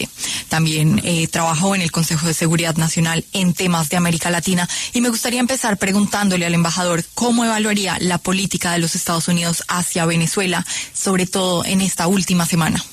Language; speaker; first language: Spanish; native; Spanish